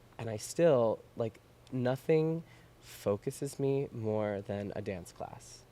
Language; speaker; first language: English; native; English